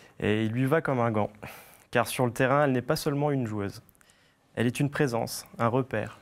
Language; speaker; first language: French; native; French